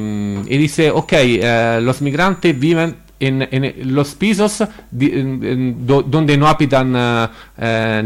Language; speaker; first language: Spanish; non-native, learner; Italian